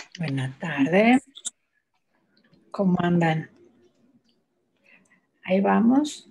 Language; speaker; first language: Spanish; native; Spanish